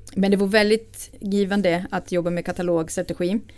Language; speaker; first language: Swedish; non-native, fluent; Portuguese